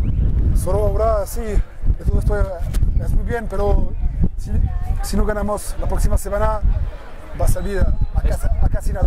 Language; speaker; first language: Spanish; non-native, learner; French